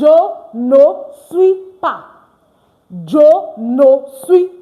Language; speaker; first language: French; non-native, fluent; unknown